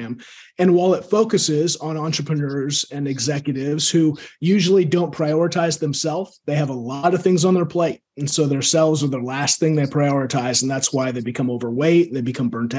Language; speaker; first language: English; native; English